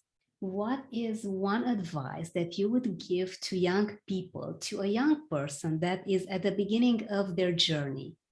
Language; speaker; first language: English; non-native, fluent; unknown